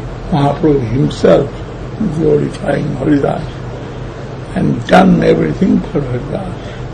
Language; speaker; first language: English; non-native, local second language; Bangla